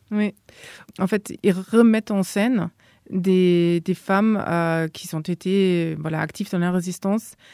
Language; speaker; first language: French; non-native, fluent; German